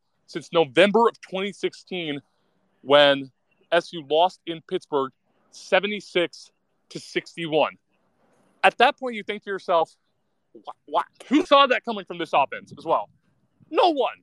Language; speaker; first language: English; native; English